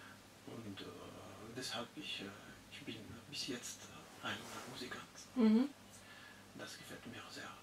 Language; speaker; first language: German; non-native, learner; Arabic